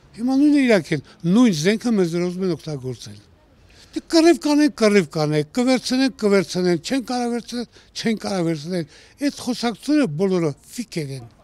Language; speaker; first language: Armenian; native; Armenian